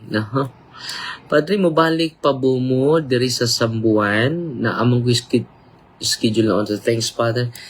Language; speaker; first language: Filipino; non-native, local second language; Cebuano